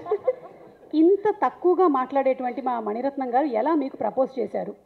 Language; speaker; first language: Telugu; native; Telugu